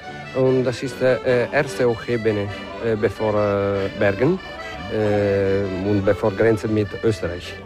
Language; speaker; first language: German; non-native, learner; Italian